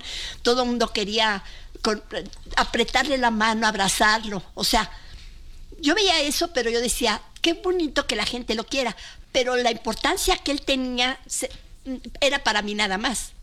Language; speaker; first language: Spanish; native; Spanish